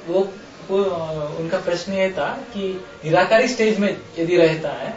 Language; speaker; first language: Hindi; native; Hindi